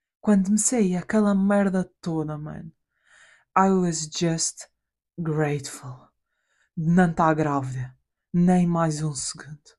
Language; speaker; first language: Portuguese; native; Portuguese